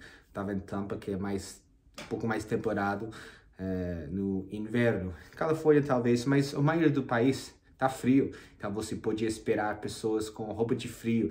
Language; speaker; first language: Portuguese; non-native, fluent; English